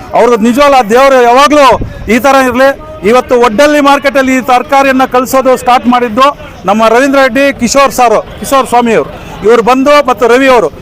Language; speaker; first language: Kannada; native; Kannada